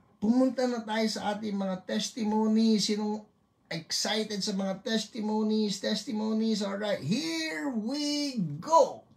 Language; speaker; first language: Filipino; native; Filipino